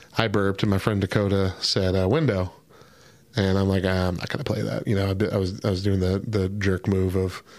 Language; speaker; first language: English; native; English